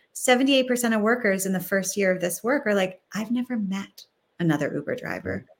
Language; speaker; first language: English; native; English